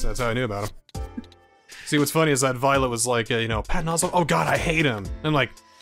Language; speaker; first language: English; native; English